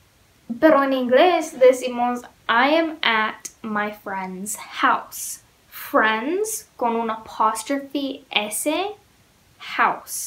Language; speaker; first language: Spanish; non-native, learner; English